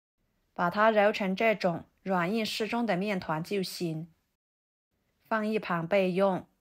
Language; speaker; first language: Chinese; native; Chinese